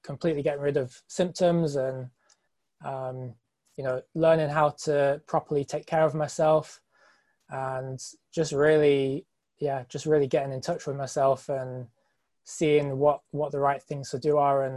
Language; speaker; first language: English; native; English